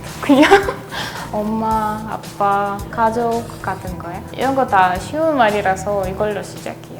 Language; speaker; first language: Korean; non-native, learner; Russian